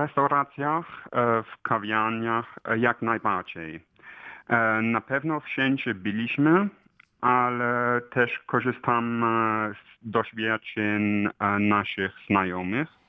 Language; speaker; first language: Polish; non-native, fluent; German